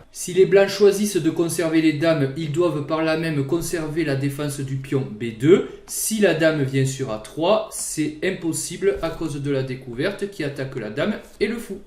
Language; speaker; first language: French; native; French